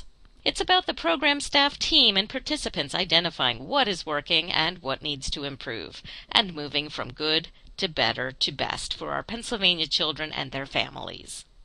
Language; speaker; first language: English; native; English